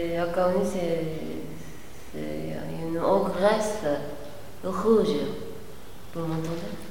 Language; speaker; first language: French; non-native, fluent; Japanese